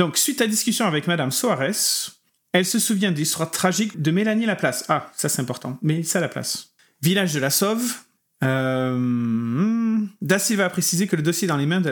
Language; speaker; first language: French; native; French